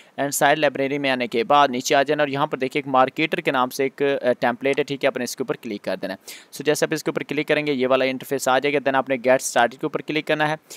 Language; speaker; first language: Urdu; non-native, local second language; Punjabi